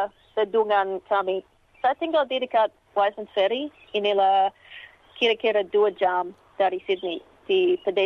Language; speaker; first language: Indonesian; non-native, learner; English